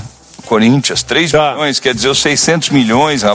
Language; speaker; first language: Portuguese; native; Portuguese